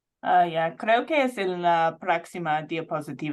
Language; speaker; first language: Spanish; non-native, fluent; English